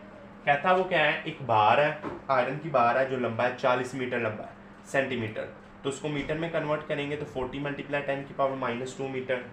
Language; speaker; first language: Hindi; non-native, local second language; Punjabi